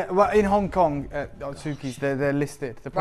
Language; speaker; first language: English; native; English